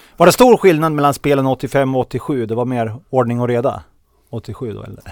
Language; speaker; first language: Swedish; native; Swedish